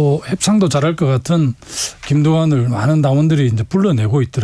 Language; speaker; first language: Korean; native; Korean